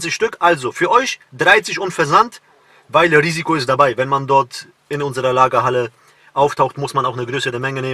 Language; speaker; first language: German; native; German